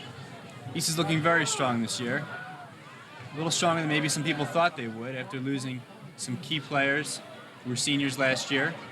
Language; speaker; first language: English; native; English